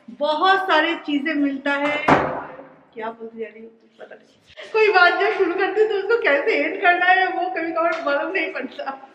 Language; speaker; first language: Hindi; non-native, local second language; Bangla